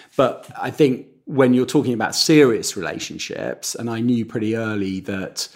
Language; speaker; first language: English; native; English